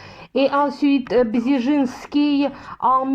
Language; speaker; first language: French; non-native, fluent; Russian